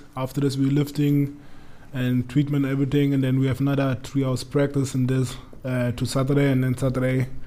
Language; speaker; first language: English; non-native, learner; German